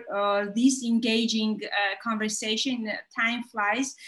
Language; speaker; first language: English; non-native, fluent; Georgian